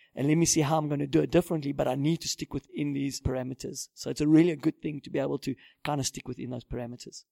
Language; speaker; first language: English; native; English